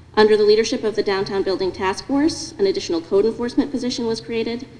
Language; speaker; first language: English; native; English